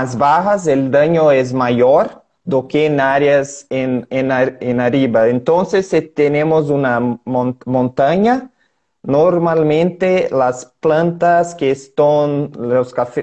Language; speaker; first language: Spanish; non-native, learner; Portuguese